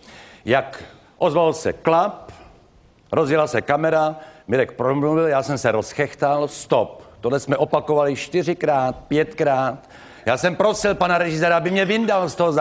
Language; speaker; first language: Czech; native; Czech